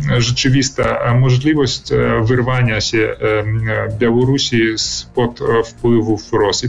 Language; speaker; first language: Polish; early bilingual, heritage; Polish